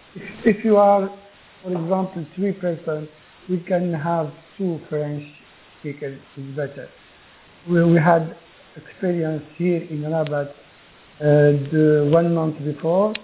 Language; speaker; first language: English; non-native, learner; Arabic